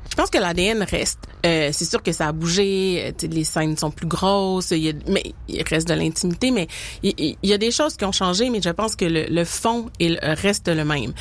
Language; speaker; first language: French; native; French